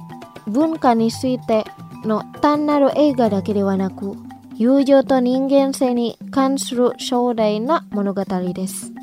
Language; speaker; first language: Japanese; non-native, fluent; Indonesian